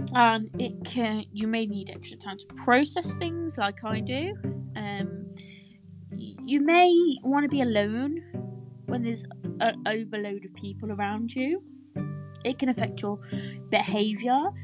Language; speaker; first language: English; native; English